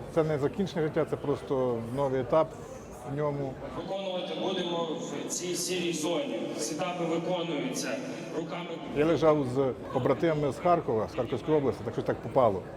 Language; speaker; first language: Ukrainian; native; Ukrainian